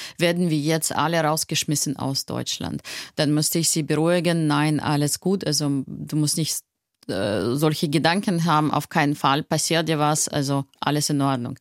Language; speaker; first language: German; non-native, fluent; Russian